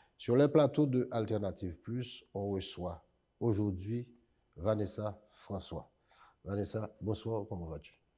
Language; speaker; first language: French; non-native, local second language; Haitian Creole